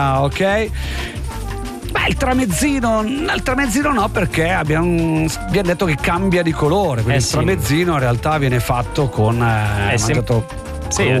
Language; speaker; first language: Italian; native; Italian